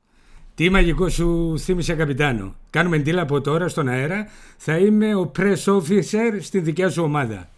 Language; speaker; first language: Greek; native; Greek